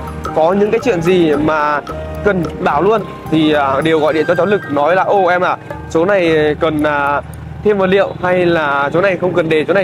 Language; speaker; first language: Vietnamese; native; Vietnamese